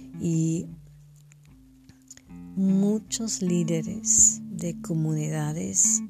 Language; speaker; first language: Spanish; non-native, fluent; French